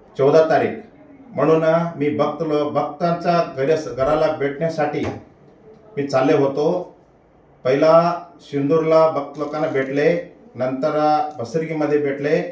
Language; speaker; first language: Marathi; non-native, local second language; Kannada